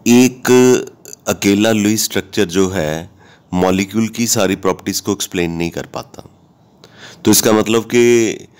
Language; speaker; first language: Hindi; native; Hindi